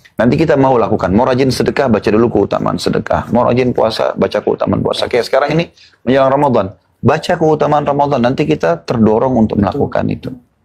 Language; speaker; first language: Indonesian; native; Indonesian